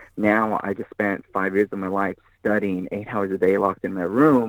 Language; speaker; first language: English; native; English